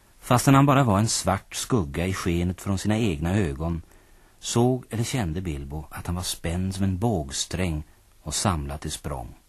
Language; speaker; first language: Swedish; native; Swedish